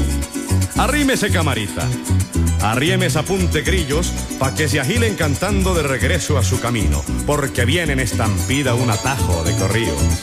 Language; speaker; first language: Spanish; native; Spanish